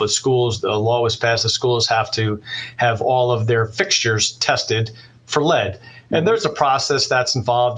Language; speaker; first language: English; native; English